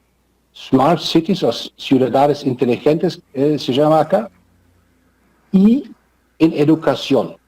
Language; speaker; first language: Spanish; non-native, fluent; German